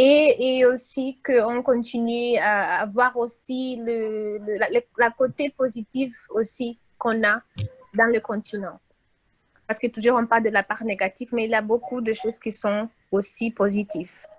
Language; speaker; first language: French; non-native, local second language; Portuguese